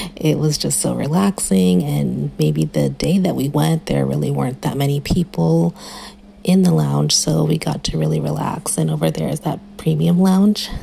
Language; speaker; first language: English; native; English